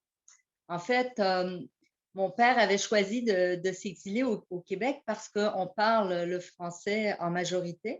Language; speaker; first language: French; early bilingual, heritage; French